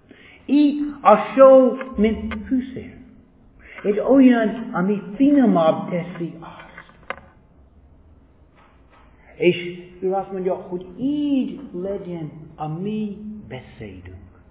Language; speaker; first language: Hungarian; non-native, fluent; English